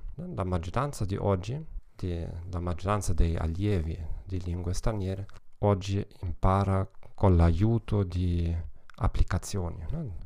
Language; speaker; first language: Italian; non-native, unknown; German